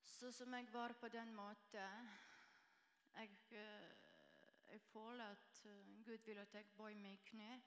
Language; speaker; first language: Norwegian; non-native, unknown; Croatian